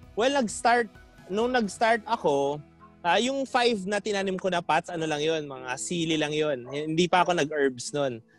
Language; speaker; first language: Filipino; non-native, local second language; Pampanga